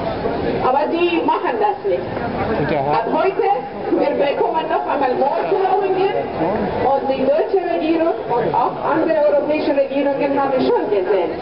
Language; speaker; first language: German; non-native, fluent; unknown